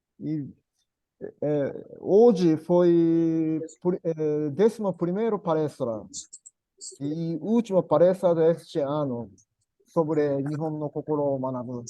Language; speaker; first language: Portuguese; non-native, learner; Japanese